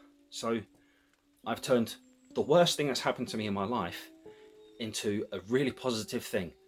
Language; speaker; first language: English; native; English